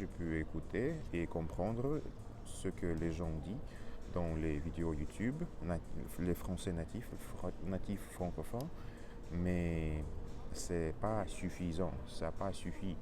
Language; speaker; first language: French; non-native, learner; Russian